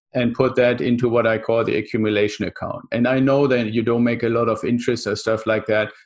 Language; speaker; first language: English; non-native, fluent; German